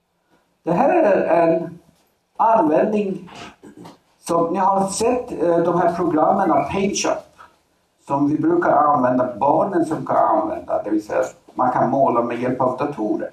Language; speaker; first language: Swedish; non-native, fluent; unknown